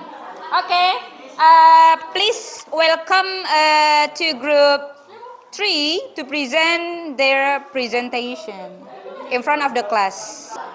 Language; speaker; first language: English; non-native, fluent; Indonesian